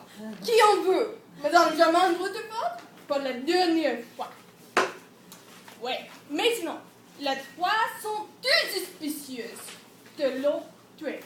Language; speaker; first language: French; non-native, learner; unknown